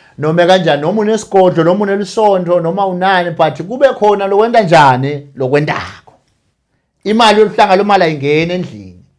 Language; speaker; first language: Zulu; native; Zulu